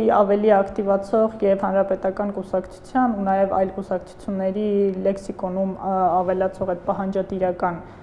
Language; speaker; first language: Armenian; native; Armenian